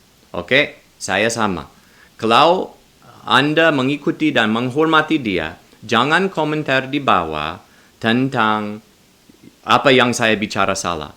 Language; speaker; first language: Indonesian; non-native, learner; English